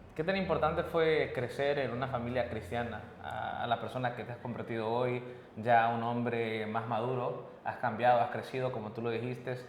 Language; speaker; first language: Spanish; early bilingual, heritage; Spanish